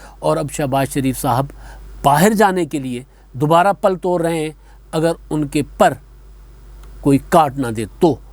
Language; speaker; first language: Urdu; non-native, local second language; Sindhi